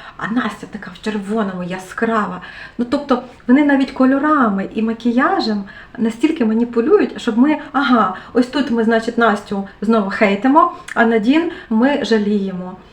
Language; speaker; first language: Ukrainian; native; Ukrainian